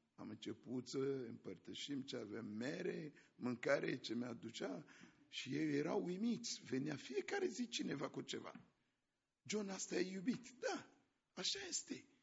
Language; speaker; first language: Romanian; non-native, fluent; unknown